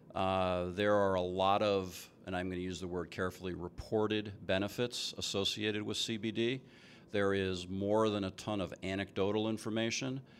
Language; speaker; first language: English; native; English